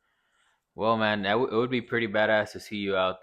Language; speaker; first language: English; native; English